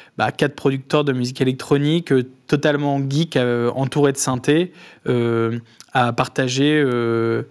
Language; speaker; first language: French; native; French